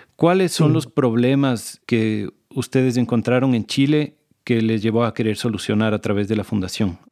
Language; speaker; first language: Spanish; native; Spanish